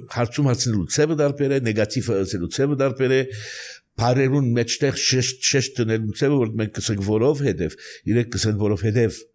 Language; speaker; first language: Armenian; early bilingual, heritage; Armenian